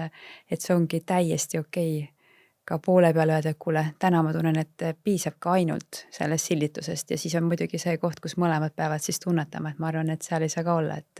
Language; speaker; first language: Estonian; native; Estonian